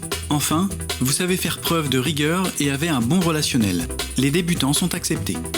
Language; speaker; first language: French; native; French